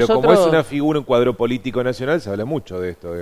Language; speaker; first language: Spanish; native; Spanish